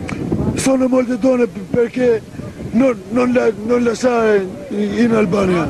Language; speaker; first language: Italian; non-native, learner; Albanian